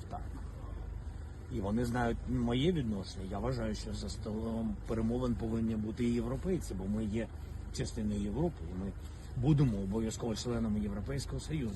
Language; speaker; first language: Ukrainian; non-native, local second language; Russian